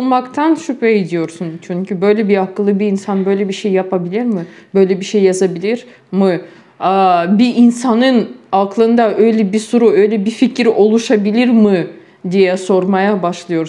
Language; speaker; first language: Turkish; non-native, fluent; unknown